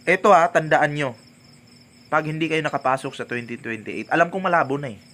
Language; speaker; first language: Filipino; non-native, local second language; Cebuano